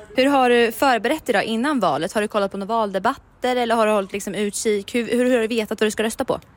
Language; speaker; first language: Swedish; native; Swedish